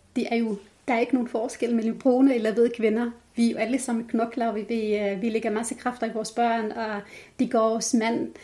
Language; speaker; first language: Danish; non-native, fluent; Arabic